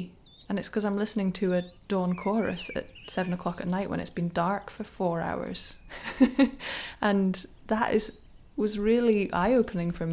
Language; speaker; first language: English; native; English